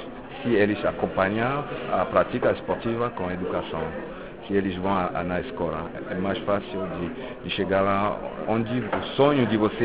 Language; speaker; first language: Portuguese; non-native, local second language; French